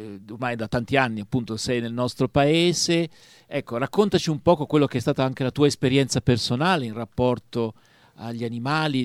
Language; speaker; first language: Italian; native; Italian